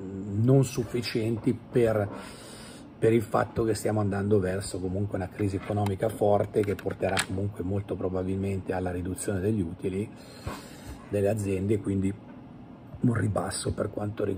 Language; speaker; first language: Italian; native; Italian